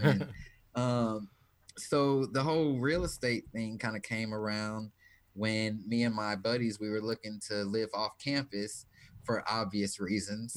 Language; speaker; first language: English; native; English